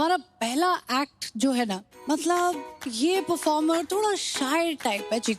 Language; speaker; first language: Hindi; native; Hindi